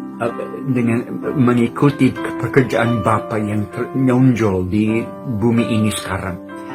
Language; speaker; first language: Indonesian; non-native, fluent; English